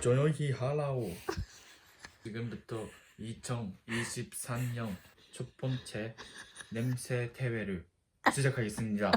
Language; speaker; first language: Korean; non-native, learner; Japanese